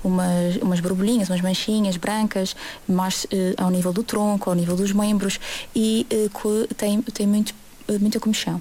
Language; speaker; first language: Portuguese; native; Portuguese